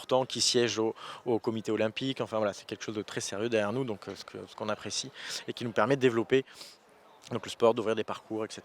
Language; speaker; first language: French; native; French